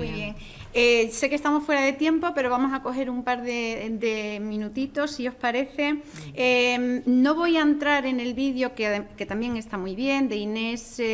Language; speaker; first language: Spanish; native; Spanish